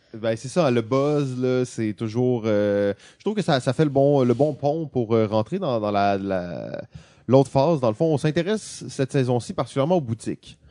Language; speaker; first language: French; native; French